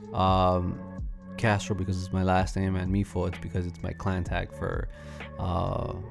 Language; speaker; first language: English; early bilingual, other home language; Spanish